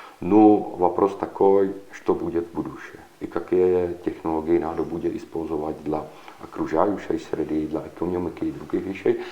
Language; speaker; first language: Russian; non-native, learner; Czech